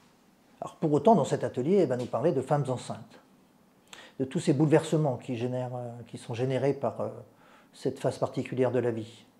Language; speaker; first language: French; native; French